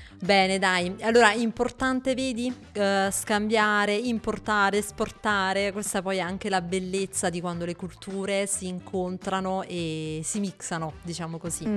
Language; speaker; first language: Italian; native; Italian